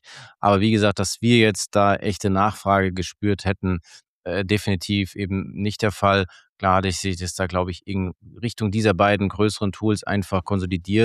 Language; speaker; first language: German; native; German